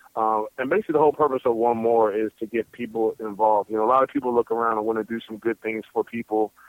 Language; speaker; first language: English; native; English